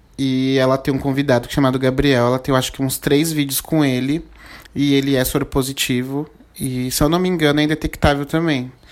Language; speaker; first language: Portuguese; native; Portuguese